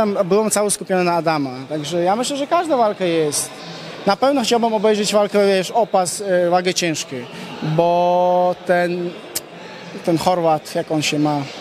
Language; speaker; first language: Polish; non-native, fluent; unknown